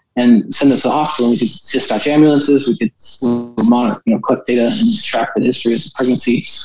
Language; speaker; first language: English; native; English